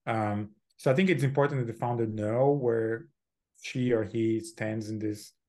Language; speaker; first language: English; non-native, fluent; Portuguese